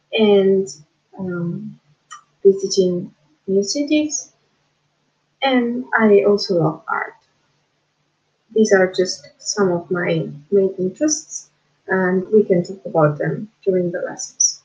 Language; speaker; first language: English; non-native, fluent; Italian